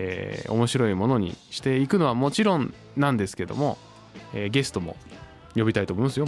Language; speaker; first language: Japanese; native; Japanese